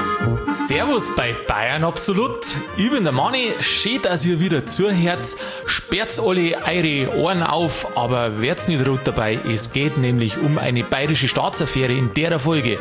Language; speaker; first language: German; native; German